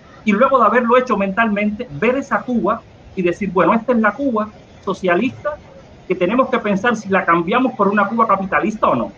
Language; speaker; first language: Spanish; native; Spanish